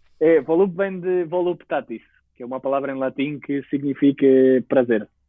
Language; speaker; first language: Portuguese; non-native, fluent; Spanish